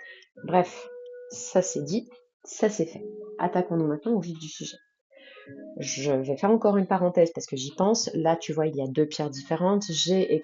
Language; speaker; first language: French; native; French